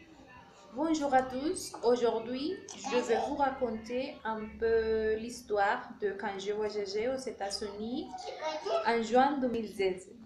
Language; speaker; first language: French; non-native, learner; Spanish